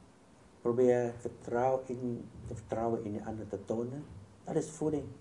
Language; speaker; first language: Dutch; non-native, fluent; Vietnamese